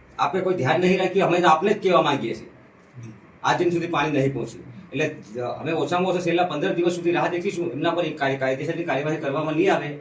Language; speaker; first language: Gujarati; native; Gujarati